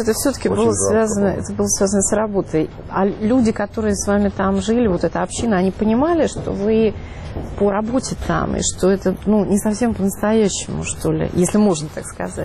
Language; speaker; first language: Russian; native; Russian